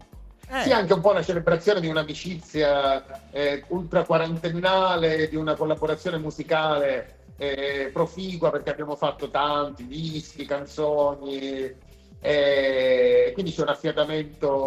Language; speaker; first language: Italian; native; Italian